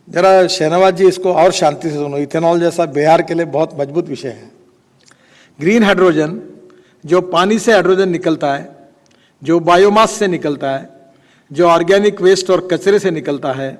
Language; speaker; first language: Hindi; non-native, local second language; Marathi